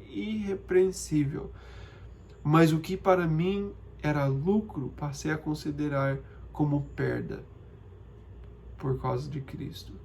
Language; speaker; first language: Portuguese; non-native, fluent; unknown